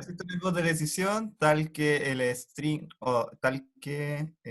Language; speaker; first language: Spanish; native; Spanish